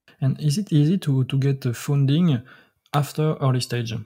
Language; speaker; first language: English; non-native, learner; French